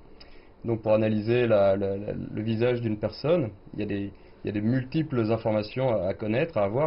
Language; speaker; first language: French; native; French